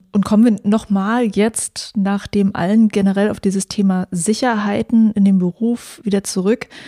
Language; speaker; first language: German; native; German